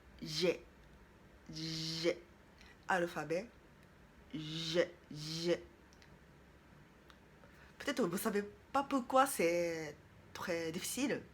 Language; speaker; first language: French; non-native, learner; Japanese